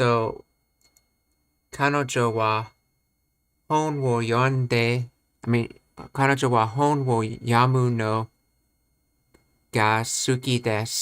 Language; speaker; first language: Japanese; non-native, learner; English